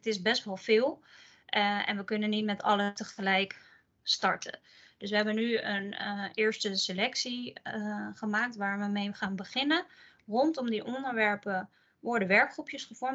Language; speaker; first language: Dutch; native; Dutch